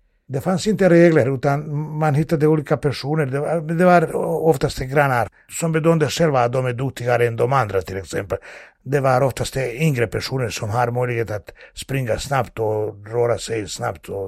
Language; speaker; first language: Swedish; non-native, fluent; Bosnian